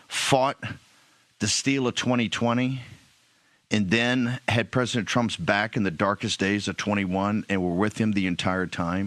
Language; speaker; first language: English; native; English